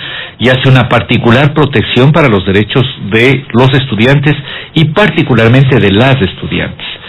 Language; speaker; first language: Spanish; native; Spanish